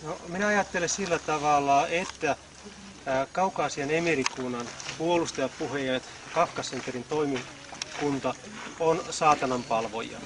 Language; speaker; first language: Finnish; non-native, learner; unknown